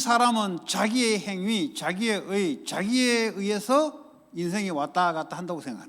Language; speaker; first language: Korean; native; Korean